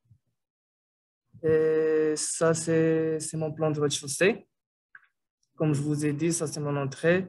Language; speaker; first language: French; non-native, local second language; Arabic